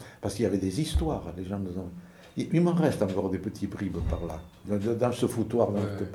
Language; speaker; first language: French; native; French